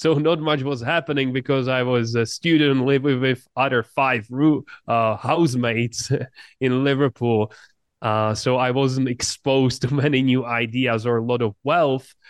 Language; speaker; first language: English; non-native, fluent; Czech